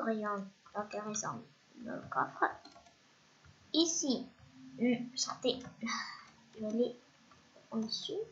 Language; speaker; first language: French; non-native, fluent; Spanish